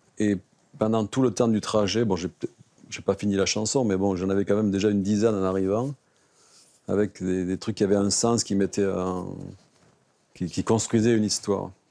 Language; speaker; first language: French; native; French